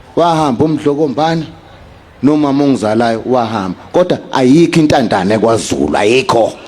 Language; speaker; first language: Zulu; native; Zulu